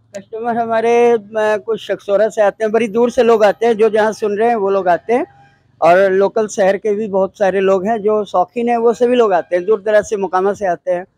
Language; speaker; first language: Hindi; native; Hindi